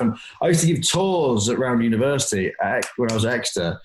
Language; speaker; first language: English; native; English